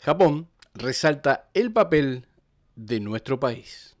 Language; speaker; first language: Spanish; native; Spanish